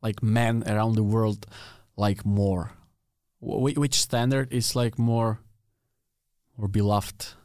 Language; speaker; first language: English; non-native, learner; Czech